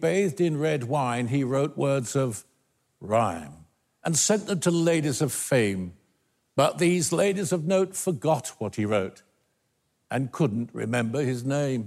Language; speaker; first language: English; native; English